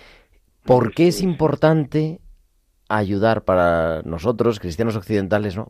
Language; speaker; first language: Spanish; native; Spanish